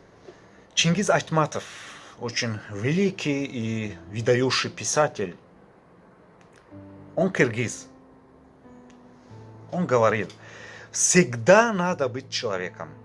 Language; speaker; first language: Russian; non-native, fluent; Tajik